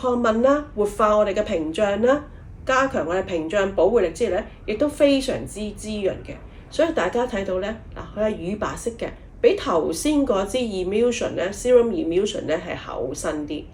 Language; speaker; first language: Cantonese; native; Cantonese